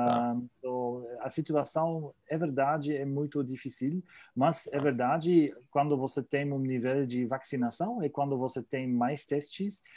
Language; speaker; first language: Portuguese; non-native, learner; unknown